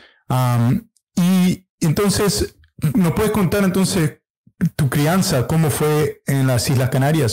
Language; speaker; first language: Spanish; early bilingual, heritage; Spanish